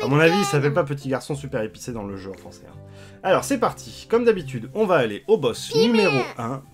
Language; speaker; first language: French; native; French